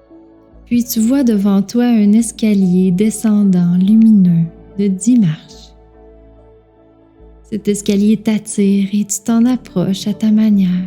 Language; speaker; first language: French; native; French